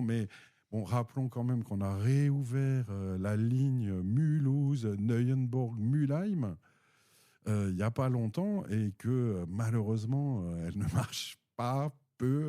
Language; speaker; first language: French; native; French